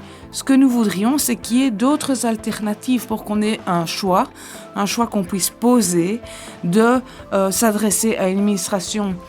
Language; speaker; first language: French; native; French